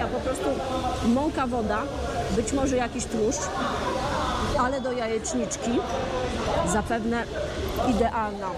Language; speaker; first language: Polish; native; Polish